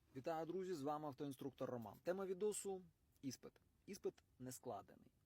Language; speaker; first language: Ukrainian; non-native, local second language; Russian